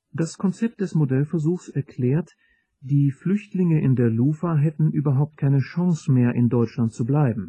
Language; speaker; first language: German; native; German